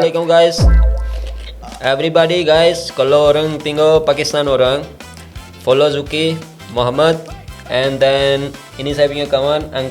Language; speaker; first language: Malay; non-native, learner; Punjabi